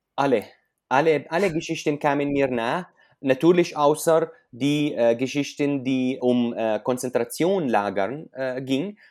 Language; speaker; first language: German; non-native, fluent; Arabic